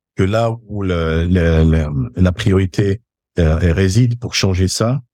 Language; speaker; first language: French; native; French